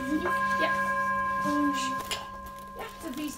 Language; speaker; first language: Danish; native; Danish